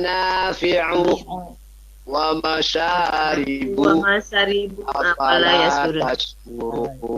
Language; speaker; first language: Arabic; non-native, fluent; Indonesian